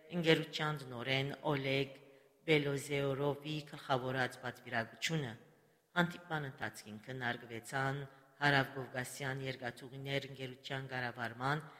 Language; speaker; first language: Armenian; early bilingual, heritage; Armenian